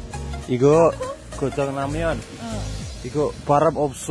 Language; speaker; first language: Korean; non-native, learner; Indonesian